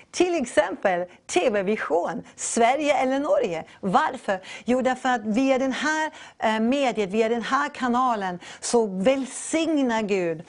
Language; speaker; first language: Swedish; non-native, fluent; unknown